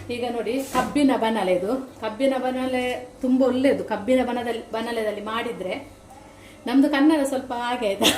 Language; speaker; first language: Kannada; non-native, local second language; Tulu